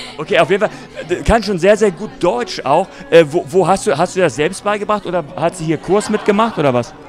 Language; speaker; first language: German; native; German